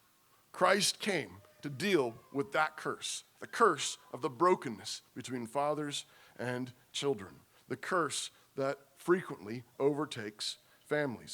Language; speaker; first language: English; native; English